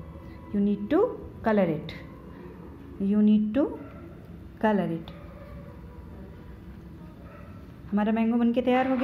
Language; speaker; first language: Hindi; native; Hindi